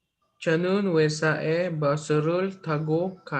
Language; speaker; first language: Korean; non-native, learner; Filipino